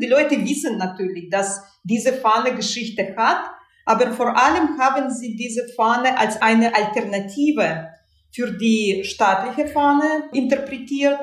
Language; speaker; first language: German; non-native, fluent; Russian